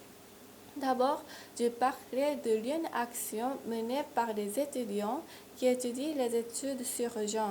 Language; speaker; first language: French; non-native, fluent; Japanese